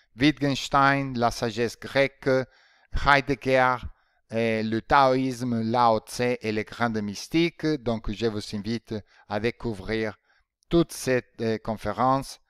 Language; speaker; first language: French; non-native, fluent; Spanish